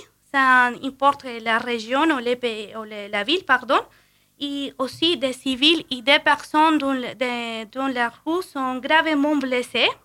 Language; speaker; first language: French; non-native, fluent; Spanish